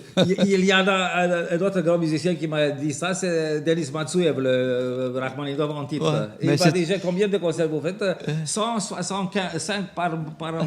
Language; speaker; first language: French; non-native, fluent; Romanian